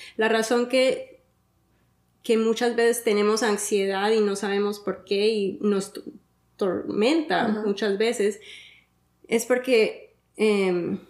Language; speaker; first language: Spanish; early bilingual, heritage; Spanish